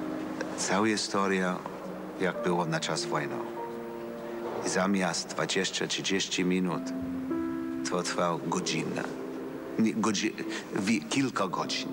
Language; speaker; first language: Polish; non-native, learner; English